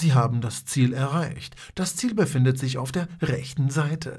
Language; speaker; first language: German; non-native, fluent; Polish